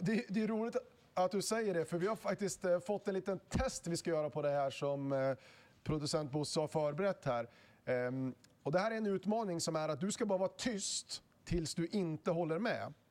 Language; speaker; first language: Swedish; native; Swedish